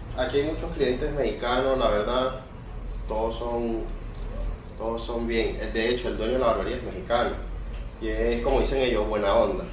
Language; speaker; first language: Spanish; native; Spanish